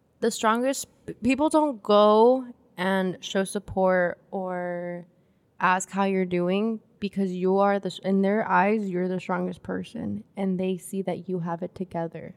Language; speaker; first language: English; early bilingual, other home language; Spanish